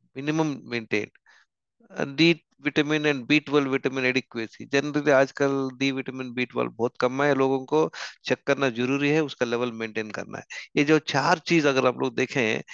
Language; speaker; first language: Hindi; non-native, local second language; Telugu